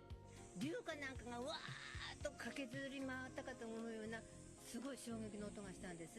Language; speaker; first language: Japanese; native; Japanese